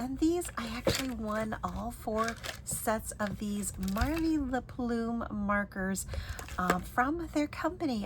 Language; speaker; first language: English; native; English